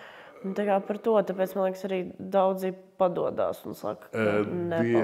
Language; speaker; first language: Latvian; native; Latvian